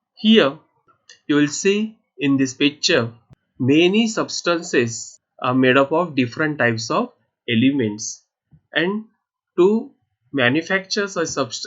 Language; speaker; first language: English; non-native, local second language; Marathi